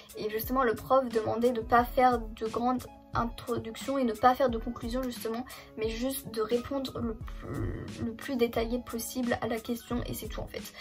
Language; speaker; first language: French; early bilingual, other home language; German